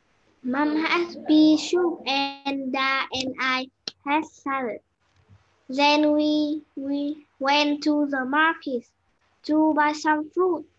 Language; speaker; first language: English; non-native, learner; Vietnamese